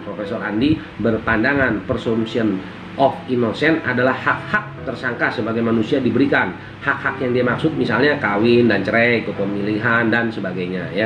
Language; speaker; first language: Indonesian; native; Indonesian